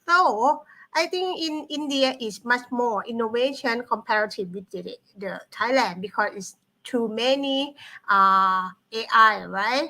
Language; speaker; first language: English; non-native, learner; Thai